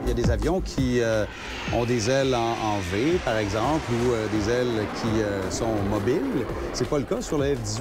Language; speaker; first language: French; native; French